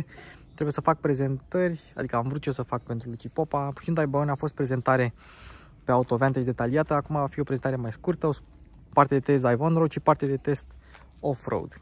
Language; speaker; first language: Romanian; native; Romanian